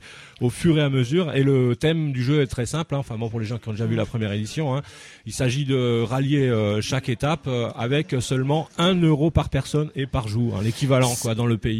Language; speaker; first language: French; native; French